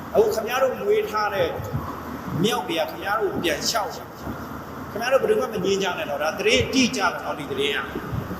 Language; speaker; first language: Burmese; native; Burmese